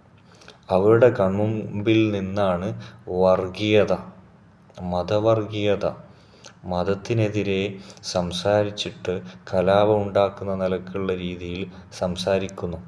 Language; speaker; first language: Malayalam; native; Malayalam